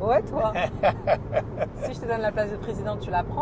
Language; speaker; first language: French; native; French